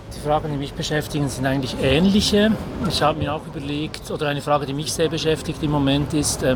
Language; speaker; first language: German; native; German